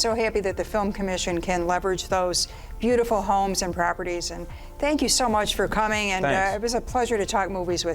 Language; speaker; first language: English; native; English